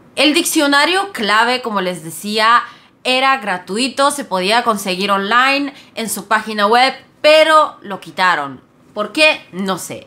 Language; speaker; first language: Spanish; non-native, fluent; Bulgarian